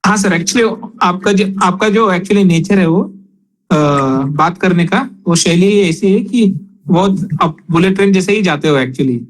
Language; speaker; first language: Hindi; non-native, local second language; Kannada